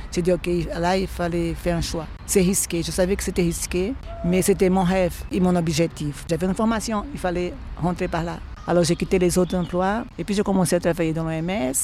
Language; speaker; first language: French; non-native, fluent; Portuguese